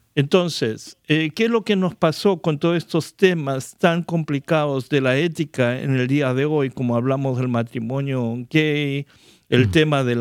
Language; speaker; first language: Spanish; non-native, fluent; Korean